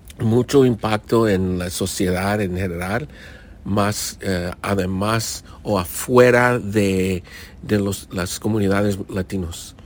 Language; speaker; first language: Spanish; early bilingual, heritage; English